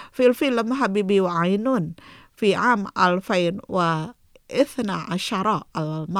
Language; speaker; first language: Arabic; non-native, fluent; Indonesian